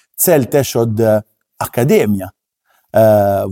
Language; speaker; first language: Polish; non-native, learner; Italian